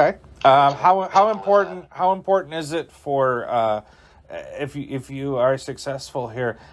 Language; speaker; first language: English; native; English